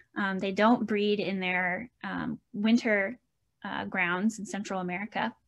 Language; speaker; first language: English; native; English